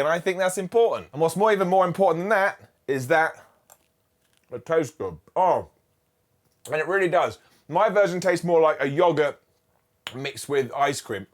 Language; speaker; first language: English; native; English